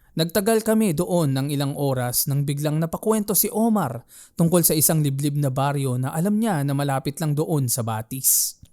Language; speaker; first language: Filipino; native; Filipino